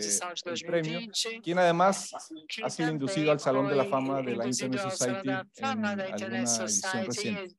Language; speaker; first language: Spanish; native; Spanish